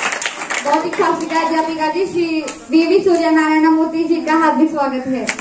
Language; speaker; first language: Hindi; non-native, local second language; Telugu